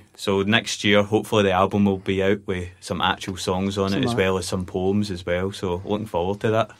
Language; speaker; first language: English; native; English